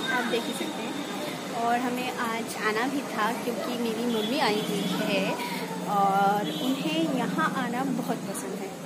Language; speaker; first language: Hindi; non-native, local second language; Bangla